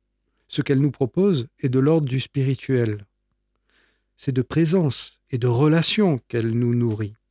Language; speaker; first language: French; native; French